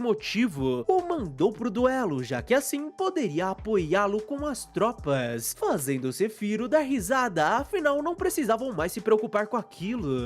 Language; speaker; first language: Portuguese; native; Portuguese